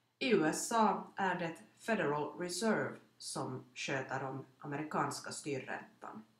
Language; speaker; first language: Swedish; native; Swedish